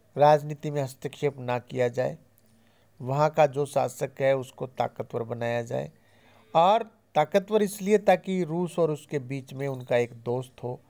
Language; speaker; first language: Hindi; native; Hindi